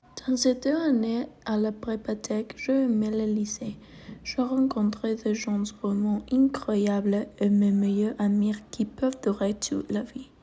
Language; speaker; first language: French; non-native, learner; Spanish